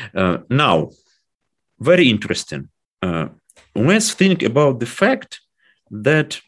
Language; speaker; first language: English; non-native, fluent; Ukrainian